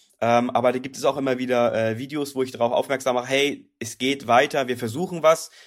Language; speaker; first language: German; native; German